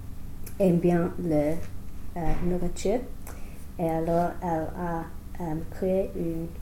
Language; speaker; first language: French; non-native, learner; English